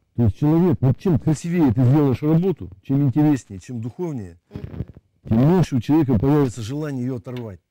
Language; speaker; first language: Russian; native; Russian